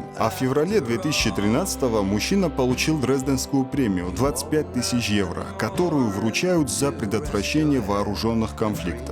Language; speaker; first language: Russian; native; Russian